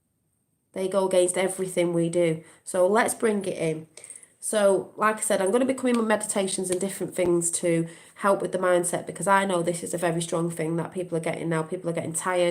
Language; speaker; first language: English; native; English